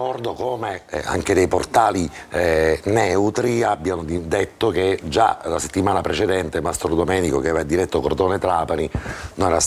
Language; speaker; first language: Italian; native; Italian